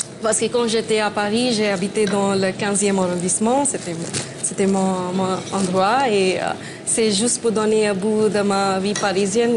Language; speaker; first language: French; non-native, fluent; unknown